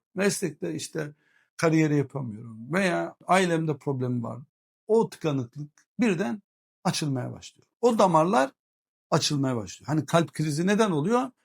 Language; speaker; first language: Turkish; early bilingual, heritage; Turkish